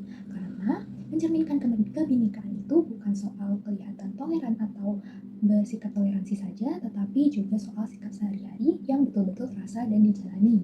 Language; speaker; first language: Indonesian; native; Indonesian